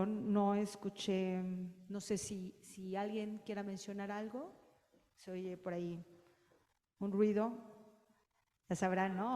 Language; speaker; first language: Spanish; native; Spanish